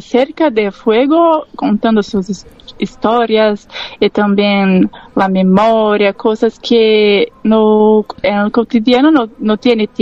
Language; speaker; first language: Spanish; non-native, learner; Portuguese